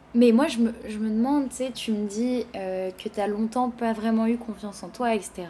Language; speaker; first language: French; native; French